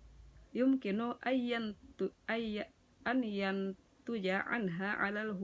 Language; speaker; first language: Arabic; non-native, learner; Indonesian